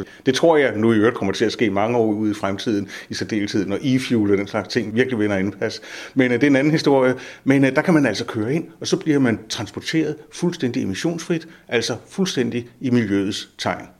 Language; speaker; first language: Danish; native; Danish